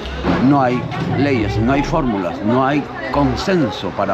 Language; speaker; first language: Spanish; native; Spanish